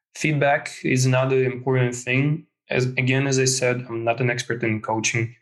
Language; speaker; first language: English; non-native, fluent; Russian